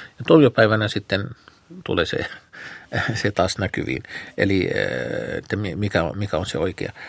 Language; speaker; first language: Finnish; non-native, fluent; Arabic